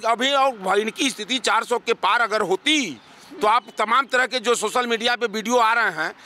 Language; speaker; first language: Hindi; native; Hindi